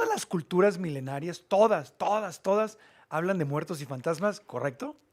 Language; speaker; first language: Spanish; native; Spanish